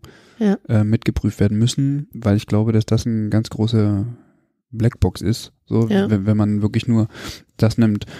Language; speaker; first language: German; native; German